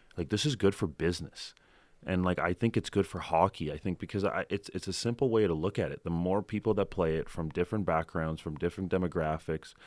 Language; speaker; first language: English; early bilingual, other home language; Ukrainian